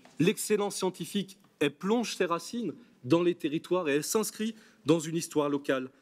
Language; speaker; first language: French; native; French